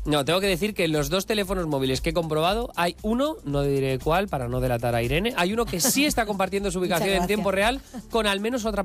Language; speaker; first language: Spanish; native; Spanish